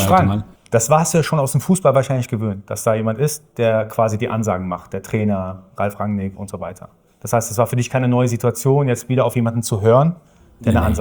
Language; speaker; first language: German; native; German